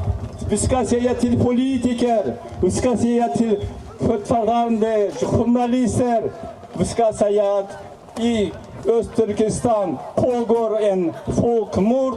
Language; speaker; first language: Swedish; non-native, learner; Uyghur